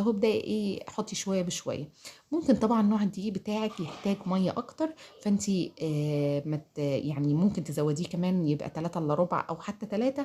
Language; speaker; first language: Arabic; native; Arabic